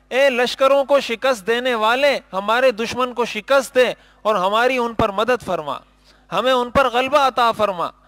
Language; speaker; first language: Urdu; native; Urdu